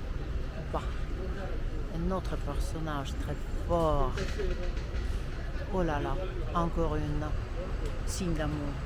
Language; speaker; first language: French; non-native, fluent; Russian